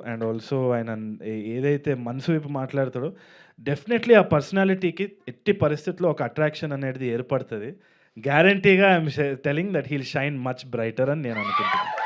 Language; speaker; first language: Telugu; native; Telugu